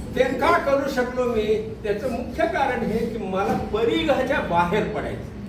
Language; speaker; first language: Marathi; non-native, local second language; Urdu